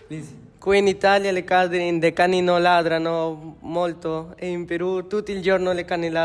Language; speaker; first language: Italian; early bilingual, other home language; Spanish